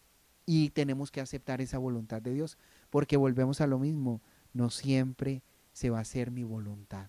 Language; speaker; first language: Spanish; native; Spanish